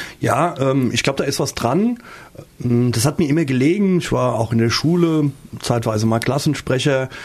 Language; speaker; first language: German; native; German